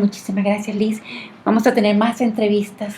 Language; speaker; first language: Spanish; native; Spanish